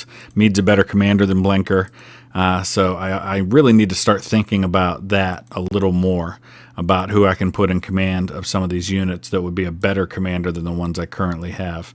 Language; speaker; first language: English; native; English